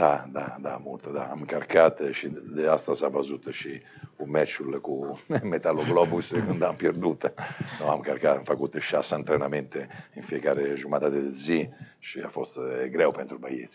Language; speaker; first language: Romanian; non-native, fluent; Italian